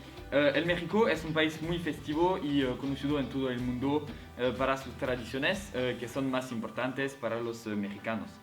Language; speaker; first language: Spanish; non-native, learner; French